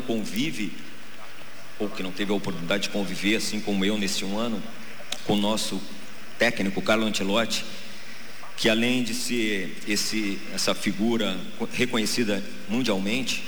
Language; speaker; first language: Portuguese; native; Portuguese